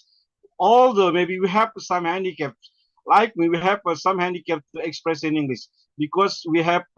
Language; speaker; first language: English; non-native, learner; Indonesian